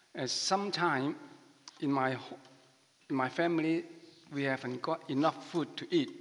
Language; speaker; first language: English; non-native, learner; Chinese